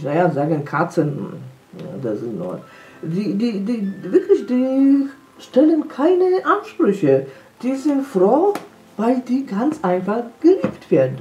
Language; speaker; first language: German; non-native, fluent; Polish